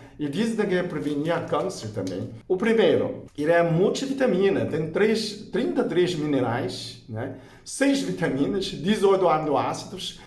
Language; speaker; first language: Portuguese; non-native, fluent; Chinese